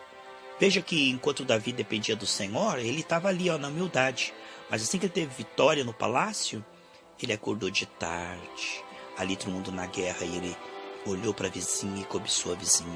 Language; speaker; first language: Portuguese; native; Portuguese